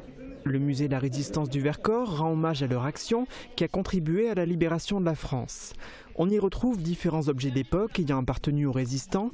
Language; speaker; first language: French; native; French